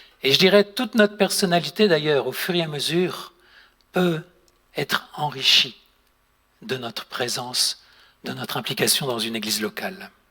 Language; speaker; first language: French; native; French